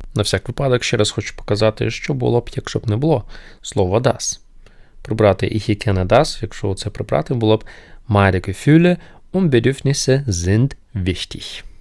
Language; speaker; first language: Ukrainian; non-native, local second language; Russian